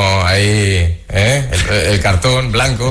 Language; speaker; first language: Spanish; native; Spanish